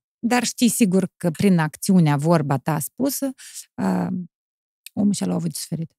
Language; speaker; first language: Romanian; native; Romanian